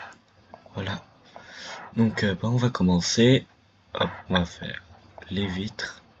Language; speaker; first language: French; native; French